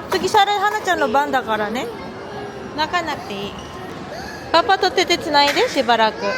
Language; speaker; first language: Japanese; non-native, fluent; Filipino